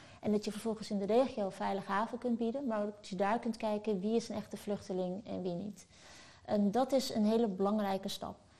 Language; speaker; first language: Dutch; early bilingual, other home language; Turkish